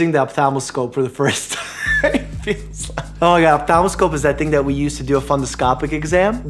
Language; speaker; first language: English; native; English